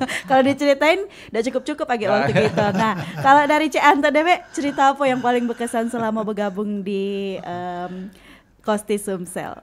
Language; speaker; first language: Indonesian; native; Indonesian